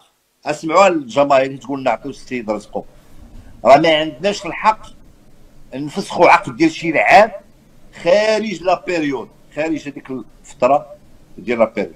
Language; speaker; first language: Arabic; native; Arabic